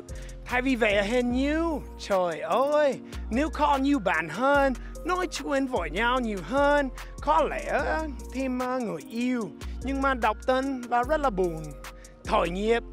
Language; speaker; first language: Vietnamese; non-native, fluent; English